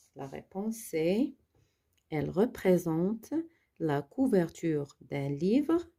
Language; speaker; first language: French; non-native, local second language; Arabic